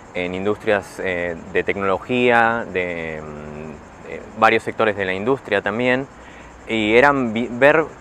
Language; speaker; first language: Spanish; native; Spanish